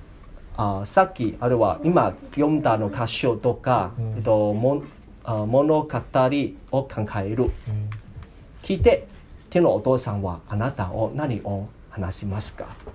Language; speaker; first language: Japanese; non-native, learner; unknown